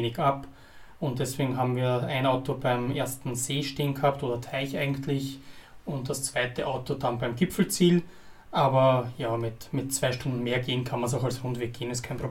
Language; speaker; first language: German; native; German